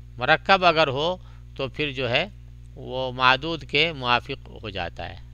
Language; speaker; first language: Urdu; native; Urdu